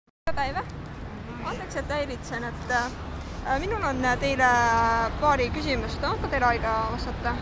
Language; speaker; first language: Finnish; non-native, learner; Estonian